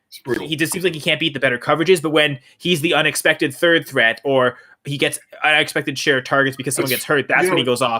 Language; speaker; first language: English; native; English